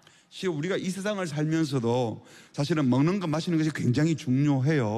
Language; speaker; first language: Korean; native; Korean